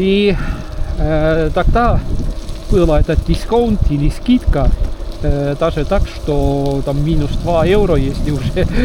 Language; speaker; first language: Russian; non-native, local second language; Estonian